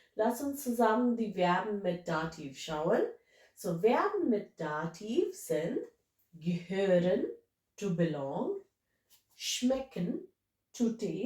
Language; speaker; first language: German; non-native, fluent; English